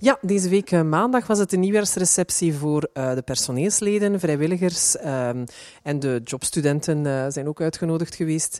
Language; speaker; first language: Dutch; native; Dutch